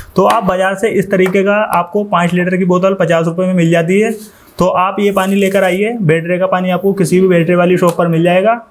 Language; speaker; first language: Hindi; native; Hindi